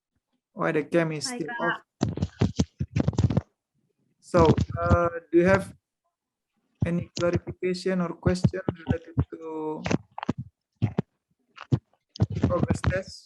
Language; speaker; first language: English; non-native, fluent; Indonesian